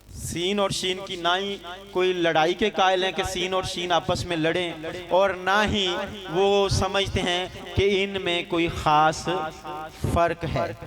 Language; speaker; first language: Urdu; non-native, local second language; Punjabi